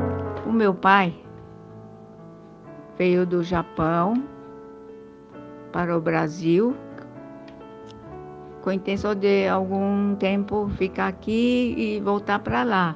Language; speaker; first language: Portuguese; early bilingual, other home language; Japanese